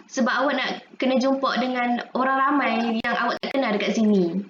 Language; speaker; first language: Malay; native; Malay